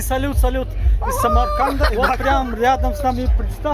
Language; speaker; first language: Russian; non-native, local second language; Tajik